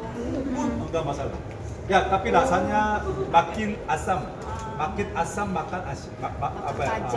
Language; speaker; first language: Indonesian; non-native, learner; Korean